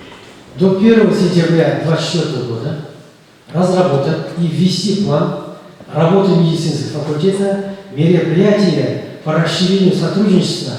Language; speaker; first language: Russian; non-native, local second language; Kazakh